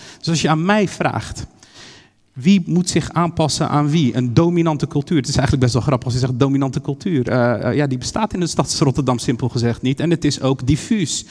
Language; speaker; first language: Dutch; early bilingual, other home language; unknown